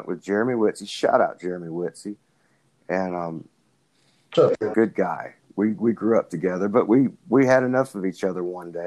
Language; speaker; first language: English; native; English